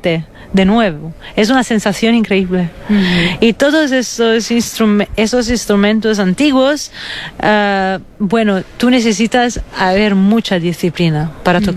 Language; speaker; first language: Spanish; non-native, fluent; Italian